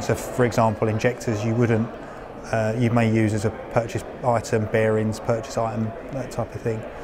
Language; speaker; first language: English; native; English